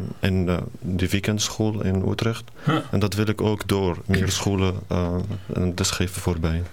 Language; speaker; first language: Dutch; non-native, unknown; Arabic